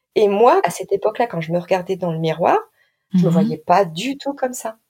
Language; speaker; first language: French; native; French